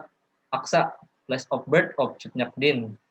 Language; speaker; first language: English; non-native, learner; Indonesian